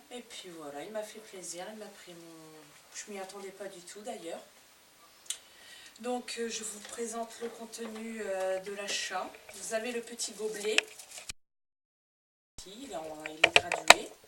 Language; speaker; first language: French; native; French